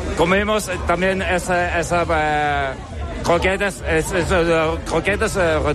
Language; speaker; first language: Spanish; non-native, learner; Dutch